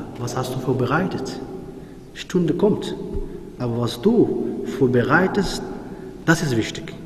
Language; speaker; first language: German; non-native, fluent; Arabic